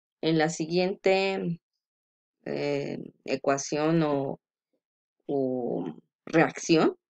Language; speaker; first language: Spanish; native; Spanish